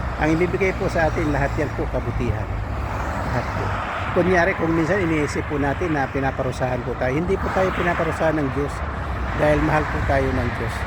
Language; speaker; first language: Filipino; non-native, local second language; Cebuano